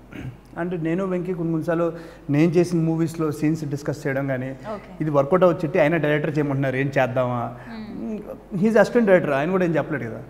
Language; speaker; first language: Telugu; native; Telugu